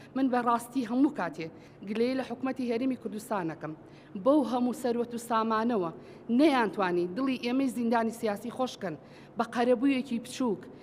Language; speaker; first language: Central Kurdish; native; Central Kurdish